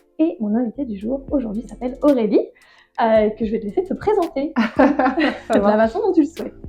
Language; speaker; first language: French; native; French